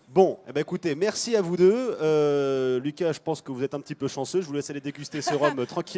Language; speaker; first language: French; native; French